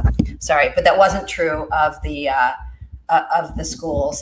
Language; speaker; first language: English; native; English